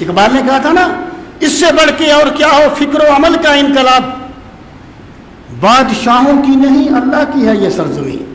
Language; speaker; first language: Urdu; native; Urdu